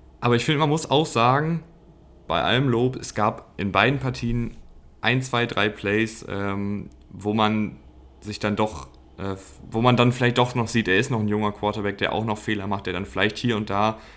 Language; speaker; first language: German; native; German